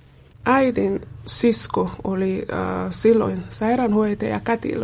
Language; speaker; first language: Finnish; non-native, fluent; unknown